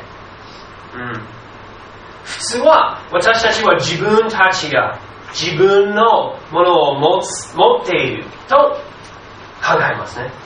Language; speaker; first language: Japanese; non-native, fluent; English